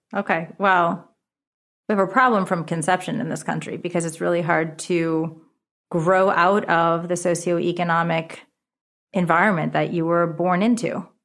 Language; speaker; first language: English; early bilingual, other home language; Japanese